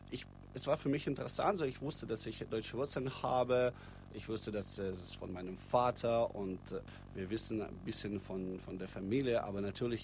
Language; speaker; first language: German; non-native, fluent; Russian